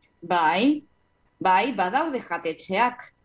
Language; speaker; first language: Basque; non-native, learner; Spanish